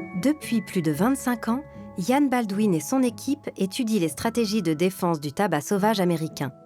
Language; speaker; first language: French; native; French